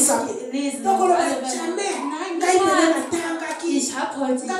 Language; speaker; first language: German; non-native, fluent; Lingala